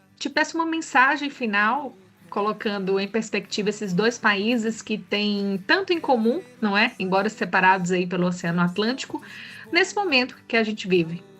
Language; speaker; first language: Portuguese; native; Portuguese